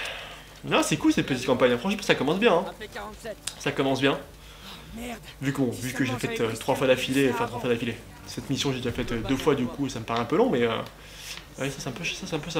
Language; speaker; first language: French; native; French